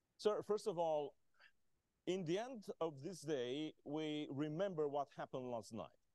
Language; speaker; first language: English; non-native, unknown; Romanian